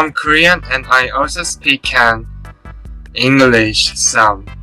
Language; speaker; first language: English; non-native, learner; Korean